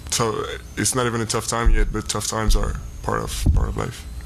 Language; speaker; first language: English; non-native, fluent; French